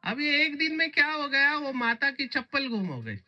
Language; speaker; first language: Hindi; non-native, local second language; Marathi